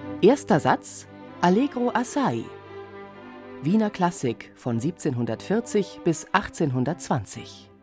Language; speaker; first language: German; native; German